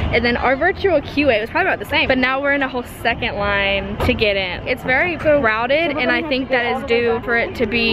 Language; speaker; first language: English; native; English